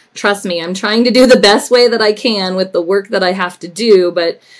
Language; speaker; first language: English; native; English